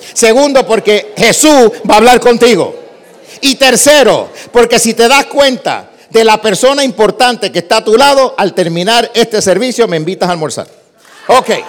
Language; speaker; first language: Spanish; early bilingual, heritage; Spanish